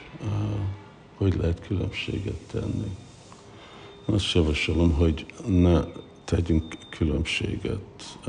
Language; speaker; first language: Hungarian; early bilingual, heritage; Hungarian